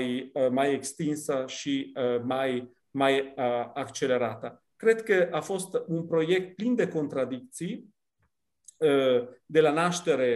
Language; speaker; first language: Romanian; non-native, fluent; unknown